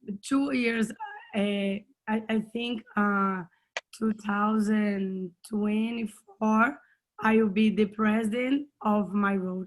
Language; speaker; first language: English; non-native, learner; Portuguese